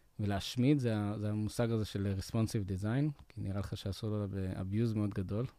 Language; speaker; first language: Hebrew; native; Hebrew